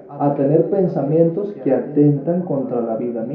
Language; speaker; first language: Spanish; native; Spanish